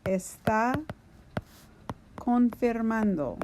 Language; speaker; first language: Spanish; non-native, fluent; English